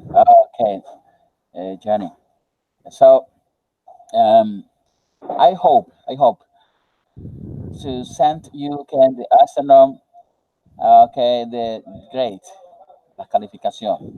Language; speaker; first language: English; non-native, learner; Spanish